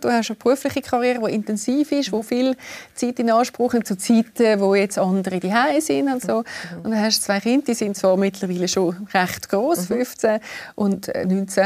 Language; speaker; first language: German; native; German